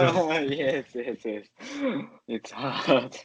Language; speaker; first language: English; non-native, learner; Japanese